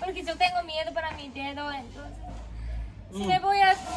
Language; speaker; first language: Spanish; non-native, learner; Japanese